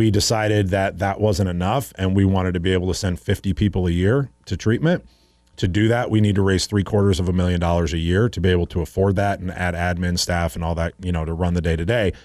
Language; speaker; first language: English; native; English